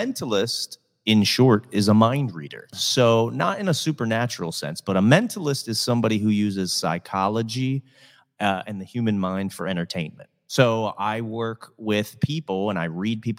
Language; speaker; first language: English; native; English